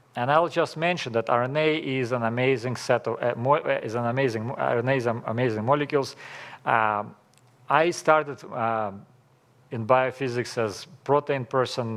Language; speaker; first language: English; non-native, fluent; Russian